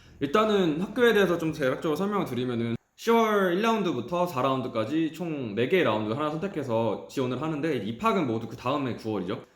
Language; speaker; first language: Korean; native; Korean